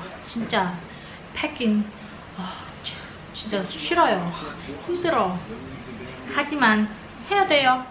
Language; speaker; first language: Korean; non-native, learner; Vietnamese